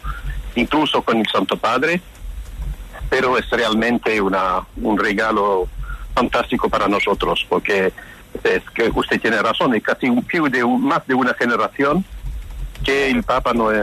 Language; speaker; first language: Spanish; non-native, fluent; French